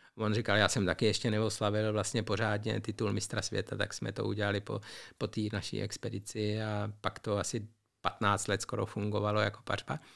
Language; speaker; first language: Czech; native; Czech